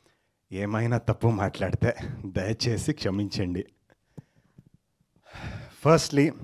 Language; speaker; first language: Telugu; non-native, learner; Kannada